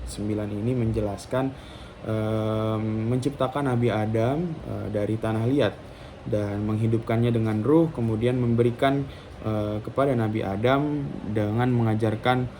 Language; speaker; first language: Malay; non-native, local second language; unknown